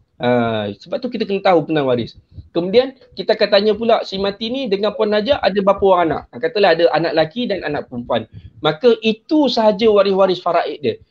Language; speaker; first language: Malay; native; Malay